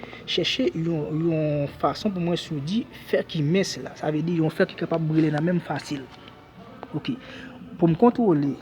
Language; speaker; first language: French; non-native, learner; Haitian Creole